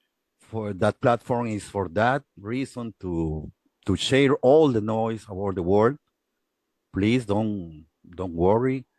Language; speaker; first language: English; non-native, learner; Spanish